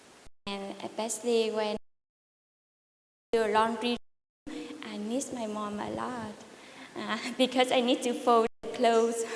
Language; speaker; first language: English; non-native, learner; Vietnamese